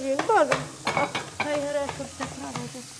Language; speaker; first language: Albanian; native; Albanian